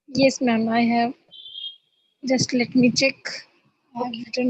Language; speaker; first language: English; non-native, learner; Hindi